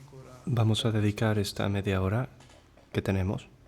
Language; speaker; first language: Spanish; non-native, fluent; Italian